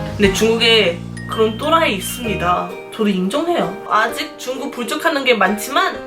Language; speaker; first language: Korean; non-native, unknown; Chinese